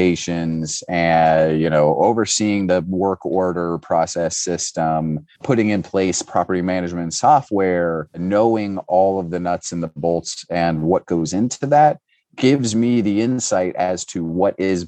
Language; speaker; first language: English; native; English